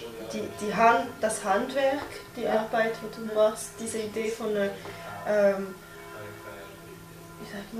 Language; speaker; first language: German; non-native, local second language; French